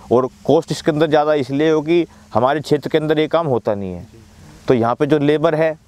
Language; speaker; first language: Hindi; native; Hindi